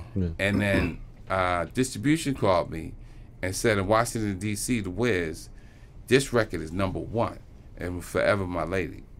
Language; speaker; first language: English; native; English